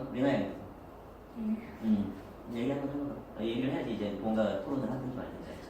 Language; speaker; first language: Korean; native; Korean